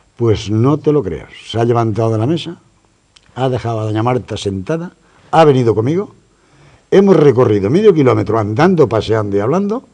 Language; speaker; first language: Spanish; native; Spanish